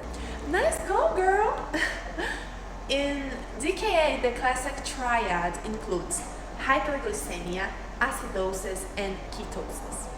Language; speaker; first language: English; non-native, fluent; Portuguese